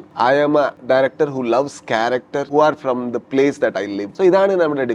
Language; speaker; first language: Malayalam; non-native, learner; Kannada